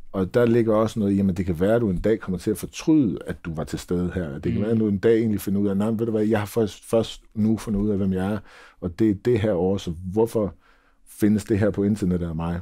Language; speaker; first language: Danish; native; Danish